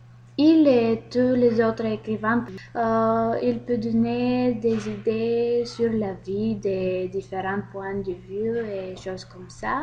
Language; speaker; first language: French; non-native, learner; Bulgarian